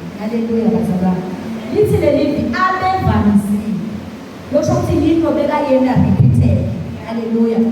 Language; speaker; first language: Zulu; non-native, local second language; Swati